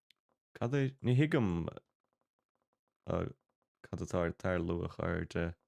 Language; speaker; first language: Irish; non-native, local second language; English